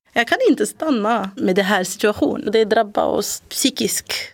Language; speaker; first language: Swedish; non-native, local second language; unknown